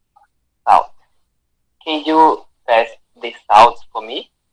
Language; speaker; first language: English; non-native, learner; Portuguese